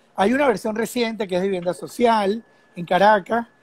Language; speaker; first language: Spanish; native; Spanish